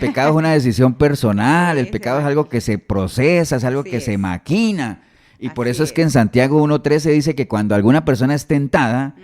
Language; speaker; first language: Spanish; native; Spanish